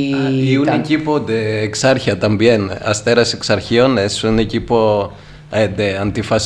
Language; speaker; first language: Spanish; non-native, learner; Greek